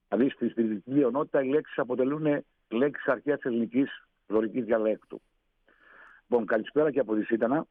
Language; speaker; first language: Greek; native; Greek